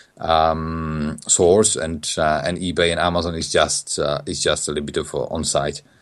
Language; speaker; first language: English; non-native, fluent; Polish